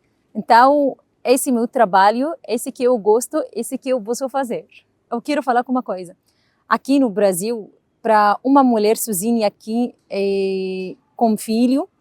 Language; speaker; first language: Portuguese; non-native, learner; Arabic